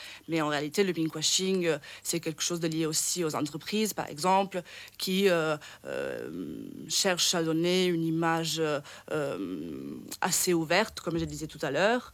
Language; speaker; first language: French; non-native, fluent; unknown